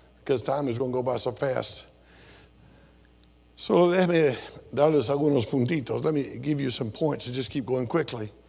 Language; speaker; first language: English; native; English